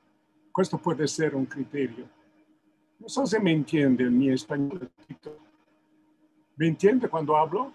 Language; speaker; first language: Spanish; non-native, fluent; Italian